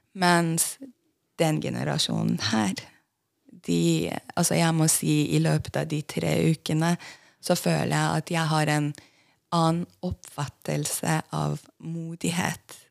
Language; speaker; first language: Norwegian; non-native, fluent; Persian